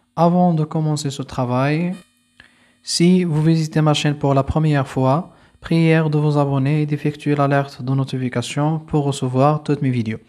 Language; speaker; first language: French; non-native, local second language; Arabic